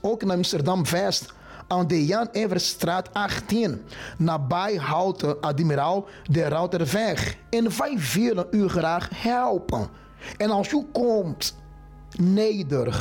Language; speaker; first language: Dutch; non-native, fluent; Portuguese